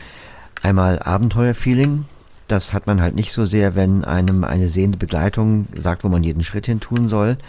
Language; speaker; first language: German; native; German